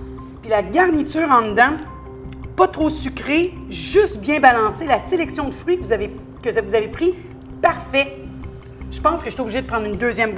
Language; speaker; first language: French; native; French